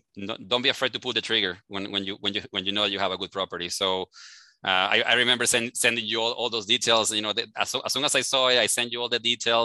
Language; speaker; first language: English; non-native, fluent; Spanish